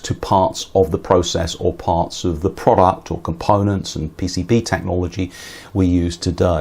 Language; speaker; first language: English; native; English